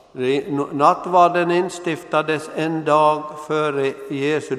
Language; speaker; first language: Swedish; non-native, local second language; Finnish